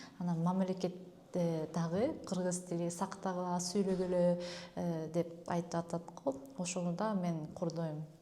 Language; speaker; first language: Kyrgyz; non-native, fluent; Japanese